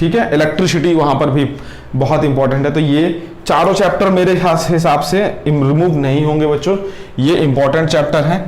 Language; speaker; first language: Hindi; native; Hindi